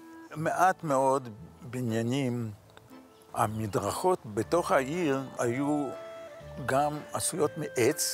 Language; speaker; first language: Hebrew; non-native, fluent; Yiddish